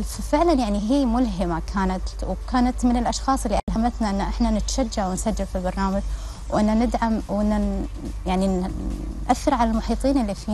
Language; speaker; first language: Arabic; native; Arabic